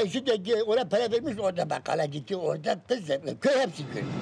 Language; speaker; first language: Turkish; non-native, local second language; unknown